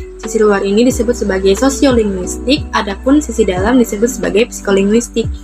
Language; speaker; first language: Indonesian; native; Indonesian